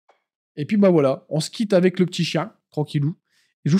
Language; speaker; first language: French; native; French